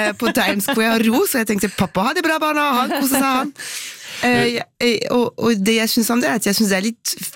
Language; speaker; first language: Norwegian; non-native, fluent; French